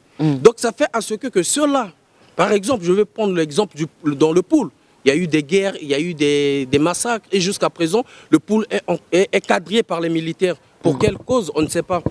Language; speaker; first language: French; non-native, local second language; Lingala